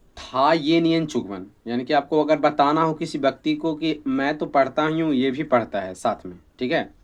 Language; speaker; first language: Hindi; native; Hindi